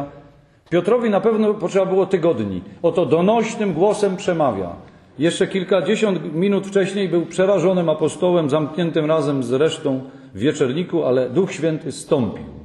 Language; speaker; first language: Polish; native; Polish